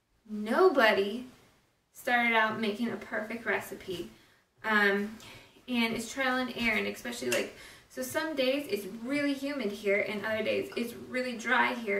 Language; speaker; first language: English; native; English